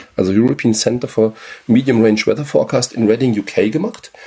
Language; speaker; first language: German; native; German